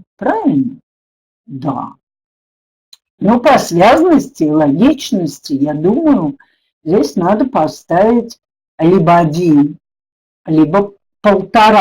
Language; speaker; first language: Russian; native; Russian